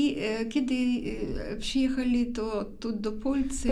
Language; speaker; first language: Polish; non-native, learner; Ukrainian